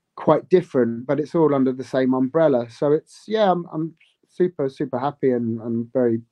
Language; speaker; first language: English; native; English